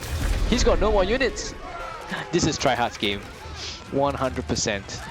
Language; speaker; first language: English; native; English